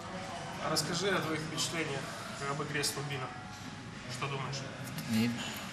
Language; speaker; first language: Russian; native; Russian